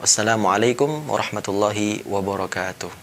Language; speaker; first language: Indonesian; native; Indonesian